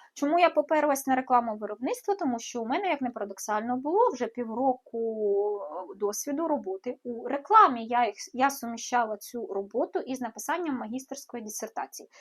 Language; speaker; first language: Ukrainian; non-native, local second language; Russian